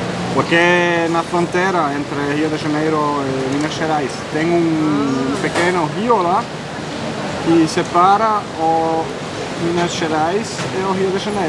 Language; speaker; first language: Portuguese; non-native, learner; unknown